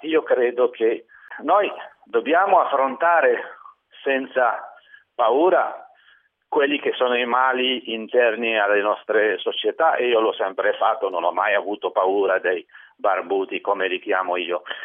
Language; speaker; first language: Italian; non-native, fluent; Kabyle